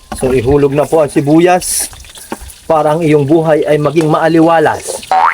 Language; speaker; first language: Filipino; native; Filipino